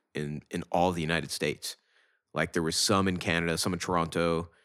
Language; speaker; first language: English; native; English